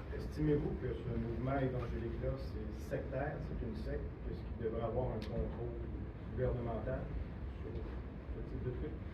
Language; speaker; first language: French; native; French